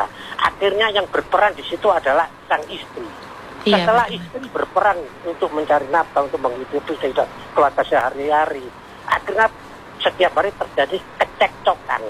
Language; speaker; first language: Indonesian; non-native, local second language; Javanese